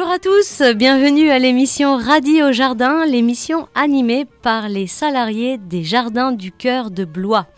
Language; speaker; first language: French; native; French